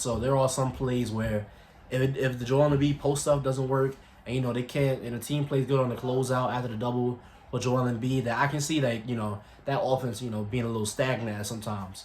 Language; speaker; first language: English; native; English